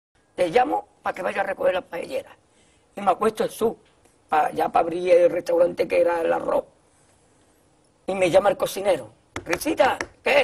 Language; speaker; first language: Spanish; native; Spanish